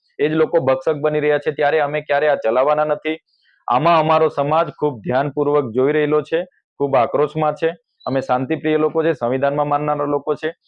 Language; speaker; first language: Gujarati; non-native, local second language; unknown